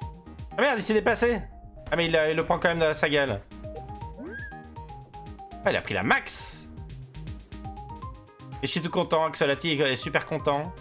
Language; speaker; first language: French; native; French